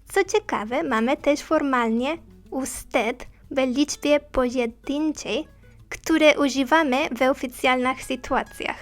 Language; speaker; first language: Polish; non-native, learner; Spanish